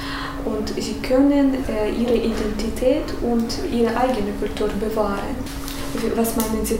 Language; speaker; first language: German; non-native, fluent; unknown